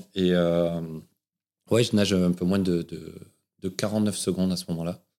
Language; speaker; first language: French; native; French